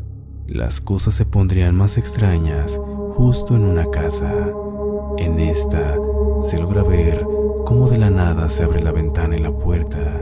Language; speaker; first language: Spanish; native; Spanish